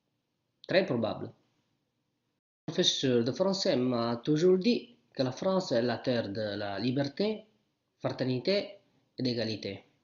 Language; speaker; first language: French; non-native, learner; Italian